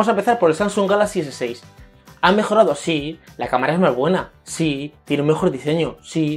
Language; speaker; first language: Spanish; native; Spanish